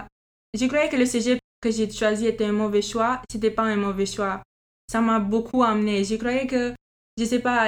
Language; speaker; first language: French; non-native, fluent; Romanian